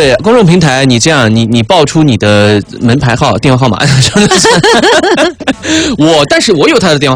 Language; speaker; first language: Chinese; native; Chinese